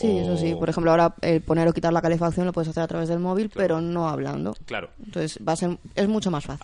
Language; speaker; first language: Spanish; native; Spanish